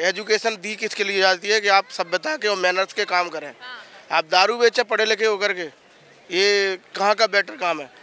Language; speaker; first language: Hindi; native; Hindi